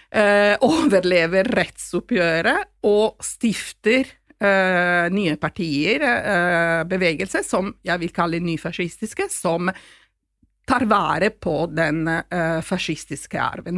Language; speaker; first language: Norwegian; non-native, fluent; Italian